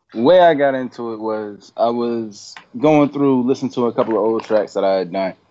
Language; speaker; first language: English; native; English